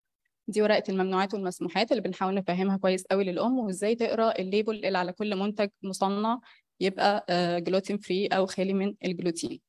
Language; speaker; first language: Arabic; native; Arabic